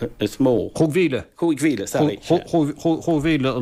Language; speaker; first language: Irish; native; Irish